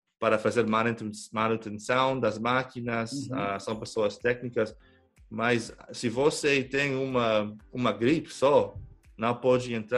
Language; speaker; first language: Portuguese; non-native, fluent; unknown